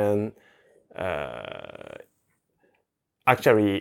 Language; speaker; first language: English; non-native, learner; Japanese